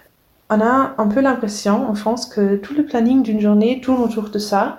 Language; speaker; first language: French; non-native, fluent; German